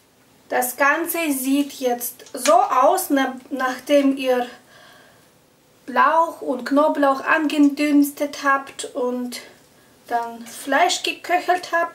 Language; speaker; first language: German; non-native, fluent; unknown